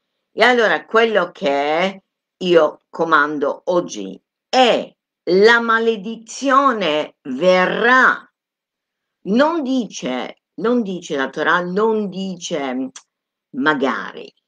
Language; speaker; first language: Italian; non-native, fluent; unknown